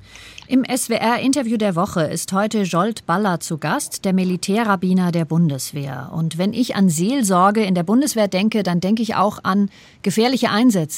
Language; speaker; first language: German; native; German